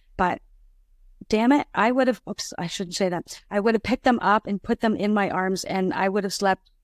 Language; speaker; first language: English; native; English